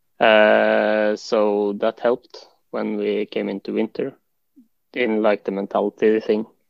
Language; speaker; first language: English; non-native, fluent; Norwegian